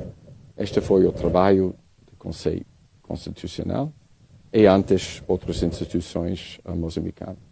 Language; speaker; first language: Portuguese; non-native, learner; English